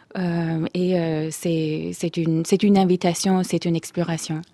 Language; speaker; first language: French; non-native, fluent; English